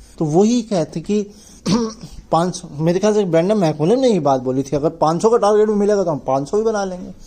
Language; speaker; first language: Hindi; native; Hindi